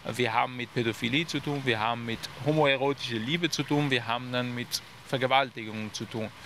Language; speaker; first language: German; non-native, fluent; Persian